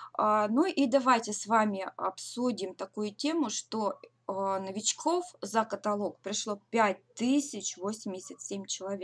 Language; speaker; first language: Russian; native; Russian